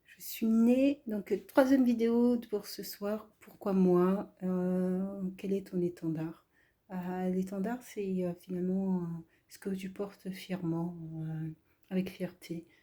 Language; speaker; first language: French; early bilingual, other home language; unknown